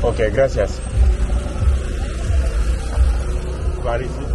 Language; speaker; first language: Spanish; non-native, learner; French